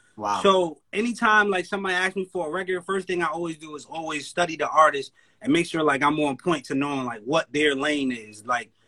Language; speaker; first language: English; native; English